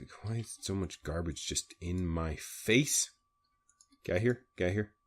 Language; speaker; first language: English; native; English